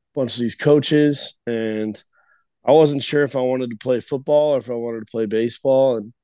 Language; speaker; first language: English; native; English